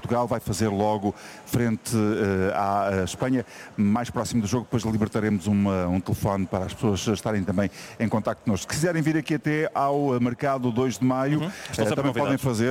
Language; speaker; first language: Portuguese; native; Portuguese